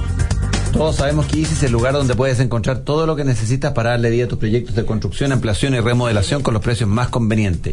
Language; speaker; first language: Spanish; native; Spanish